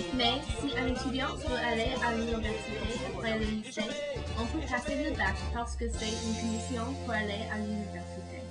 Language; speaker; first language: French; non-native, learner; English